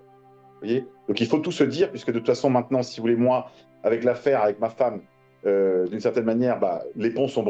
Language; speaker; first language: French; native; French